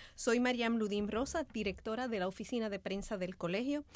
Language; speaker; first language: Spanish; native; Spanish